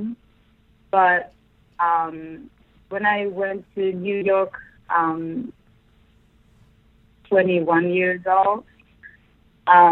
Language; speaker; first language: English; non-native, fluent; Japanese